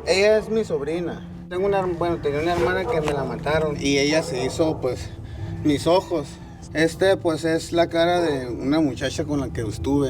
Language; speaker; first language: Spanish; native; Spanish